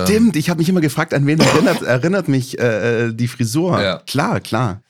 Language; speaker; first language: German; native; German